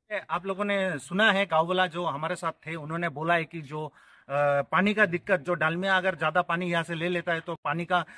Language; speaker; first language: Hindi; non-native, local second language; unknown